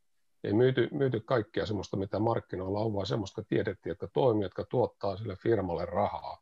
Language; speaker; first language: Finnish; native; Finnish